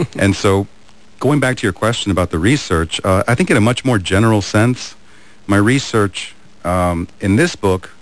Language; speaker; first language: English; early bilingual, other home language; Spanish